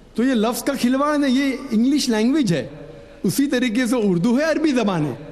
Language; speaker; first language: Urdu; non-native, local second language; Konkani